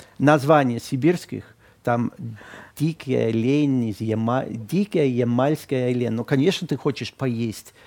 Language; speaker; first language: Russian; non-native, fluent; English